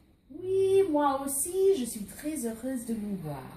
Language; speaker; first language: French; non-native, learner; English